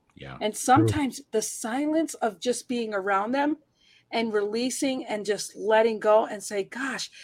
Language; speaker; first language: English; early bilingual, heritage; Spanish